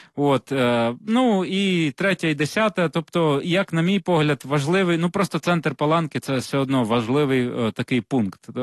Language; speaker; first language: Ukrainian; non-native, local second language; Russian